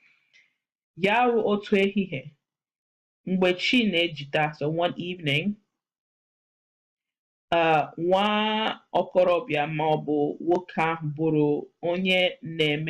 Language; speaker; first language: Igbo; non-native, learner; English